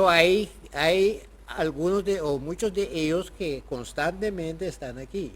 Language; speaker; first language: Spanish; non-native, fluent; Papiamento